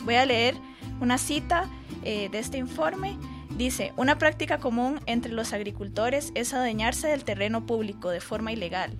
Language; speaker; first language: Spanish; native; Spanish